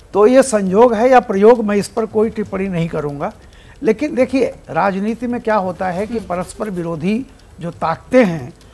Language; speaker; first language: Hindi; native; Hindi